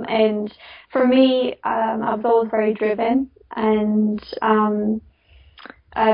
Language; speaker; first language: English; native; English